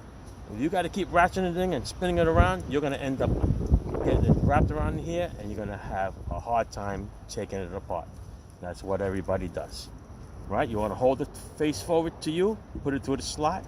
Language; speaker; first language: English; native; English